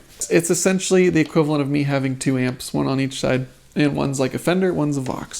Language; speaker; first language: English; native; English